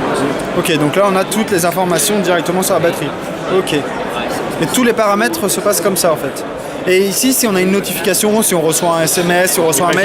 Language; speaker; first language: French; native; French